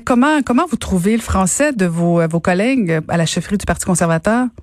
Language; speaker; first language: French; native; French